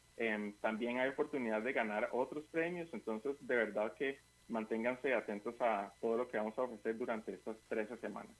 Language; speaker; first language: Spanish; native; Spanish